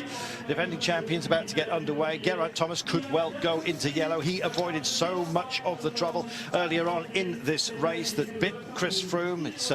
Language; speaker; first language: English; native; English